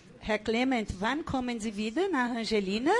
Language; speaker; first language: German; non-native, fluent; Portuguese